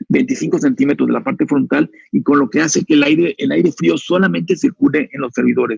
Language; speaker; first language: Spanish; native; Spanish